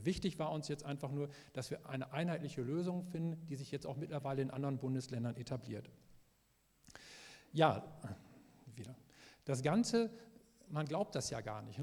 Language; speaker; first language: German; native; German